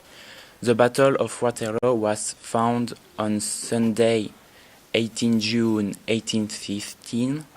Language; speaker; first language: English; non-native, learner; French